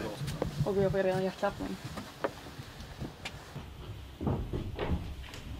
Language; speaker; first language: Swedish; native; Swedish